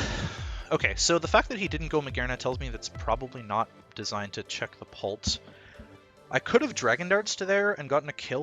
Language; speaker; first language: English; native; English